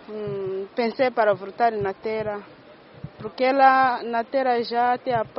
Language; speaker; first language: Portuguese; non-native, learner; Kinyarwanda